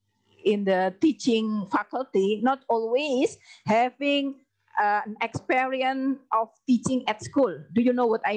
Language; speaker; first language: English; non-native, learner; Indonesian